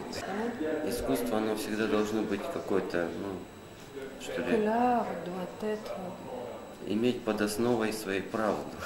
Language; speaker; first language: Russian; native; Russian